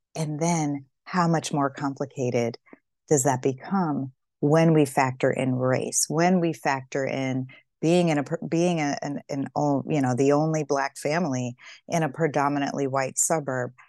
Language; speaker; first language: English; native; English